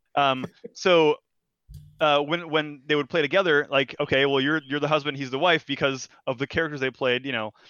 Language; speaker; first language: English; non-native, fluent; Portuguese